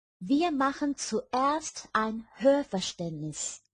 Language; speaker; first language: German; non-native, fluent; Chinese